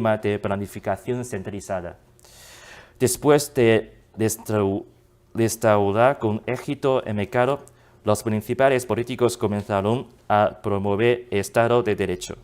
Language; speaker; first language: Spanish; non-native, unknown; Chinese